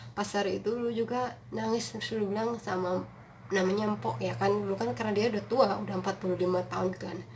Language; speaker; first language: Indonesian; non-native, local second language; Sundanese